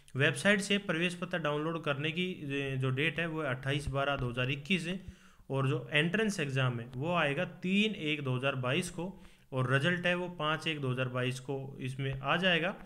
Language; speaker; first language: Hindi; native; Hindi